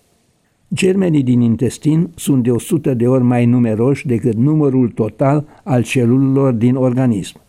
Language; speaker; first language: Romanian; native; Romanian